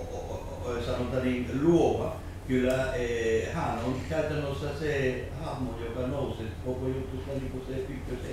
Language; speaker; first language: Finnish; non-native, fluent; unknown